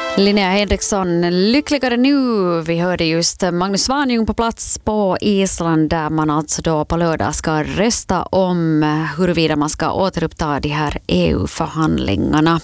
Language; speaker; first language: Swedish; native; Swedish